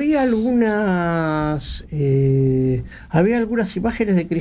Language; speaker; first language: Spanish; native; Spanish